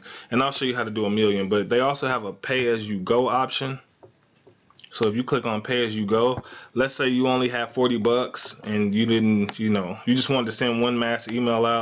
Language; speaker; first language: English; native; English